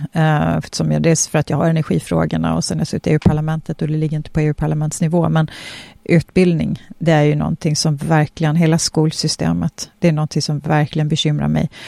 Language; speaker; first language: Swedish; early bilingual, other home language; Polish